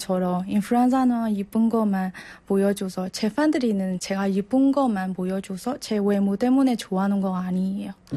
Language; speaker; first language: Korean; non-native, learner; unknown